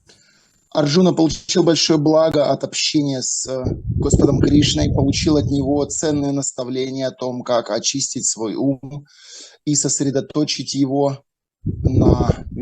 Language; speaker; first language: Russian; native; Russian